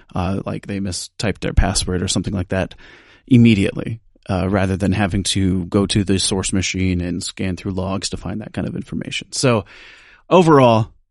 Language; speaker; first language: English; native; English